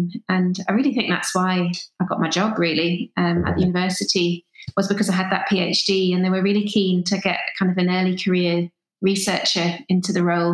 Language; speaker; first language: English; native; English